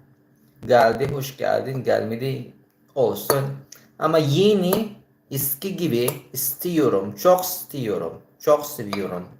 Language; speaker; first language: Turkish; non-native, learner; Filipino